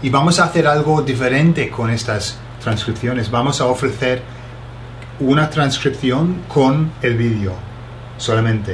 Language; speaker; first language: Spanish; non-native, fluent; English